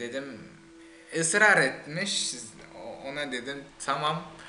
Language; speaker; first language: Turkish; non-native, fluent; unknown